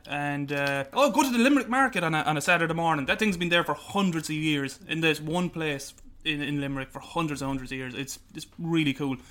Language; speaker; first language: English; native; English